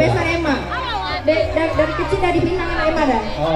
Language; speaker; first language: Malay; native; Malay